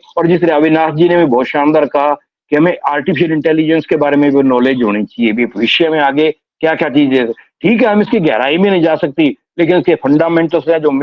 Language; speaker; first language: Hindi; native; Hindi